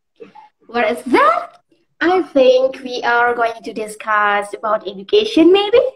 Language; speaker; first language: English; non-native, learner; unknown